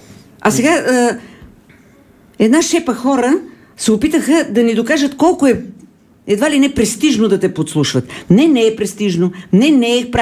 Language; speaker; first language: Bulgarian; native; Bulgarian